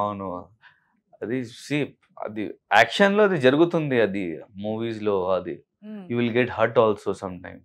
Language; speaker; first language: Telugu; non-native, local second language; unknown